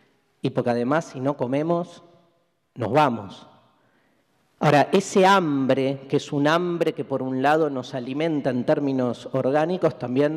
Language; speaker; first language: Spanish; native; Spanish